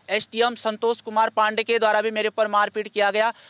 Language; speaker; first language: Hindi; native; Hindi